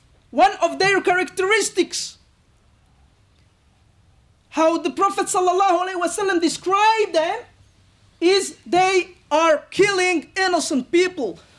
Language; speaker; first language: English; non-native, fluent; Bosnian